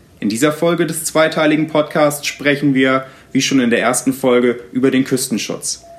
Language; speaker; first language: German; native; German